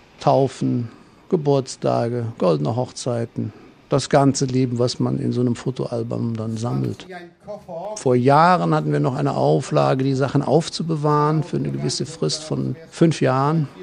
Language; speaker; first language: German; native; German